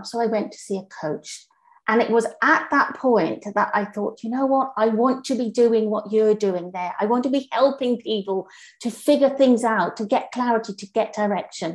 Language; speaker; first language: English; native; English